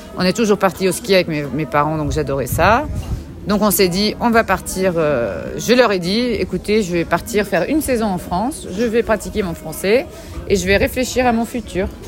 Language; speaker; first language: French; non-native, local second language; Dutch